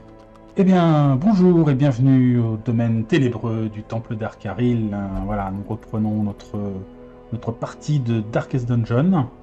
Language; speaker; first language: French; native; French